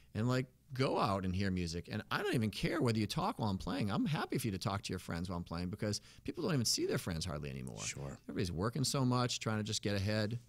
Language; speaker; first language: English; native; English